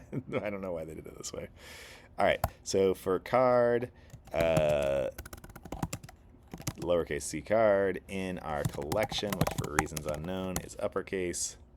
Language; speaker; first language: English; native; English